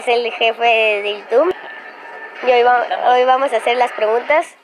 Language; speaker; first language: Spanish; native; Spanish